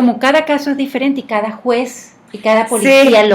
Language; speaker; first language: Spanish; native; Spanish